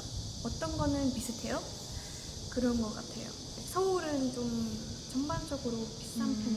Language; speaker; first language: Korean; non-native, fluent; Estonian